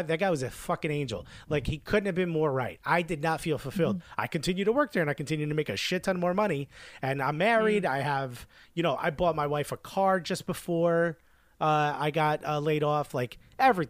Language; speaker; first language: English; early bilingual, other home language; Spanish